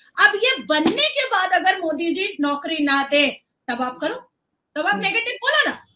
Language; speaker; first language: Hindi; native; Hindi